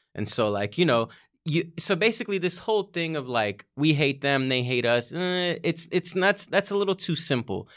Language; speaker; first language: English; early bilingual, other home language; Russian